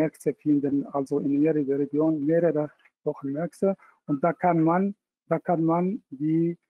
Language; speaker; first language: German; non-native, fluent; Arabic